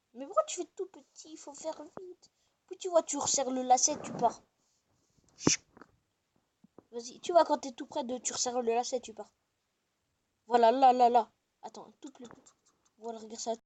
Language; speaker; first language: French; native; French